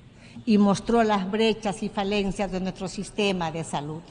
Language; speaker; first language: Spanish; native; Spanish